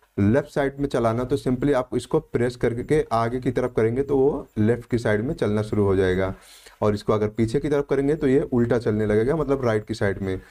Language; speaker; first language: Hindi; native; Hindi